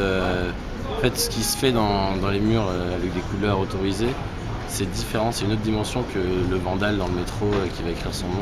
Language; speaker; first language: French; native; French